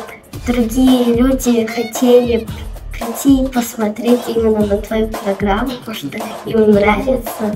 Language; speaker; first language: Russian; early bilingual, heritage; Russian